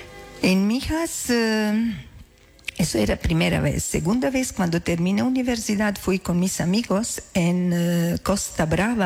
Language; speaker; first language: Spanish; non-native, learner; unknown